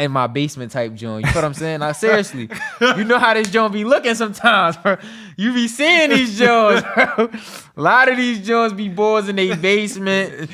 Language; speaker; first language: English; native; English